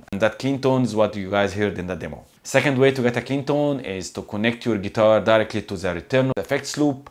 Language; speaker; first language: English; non-native, fluent; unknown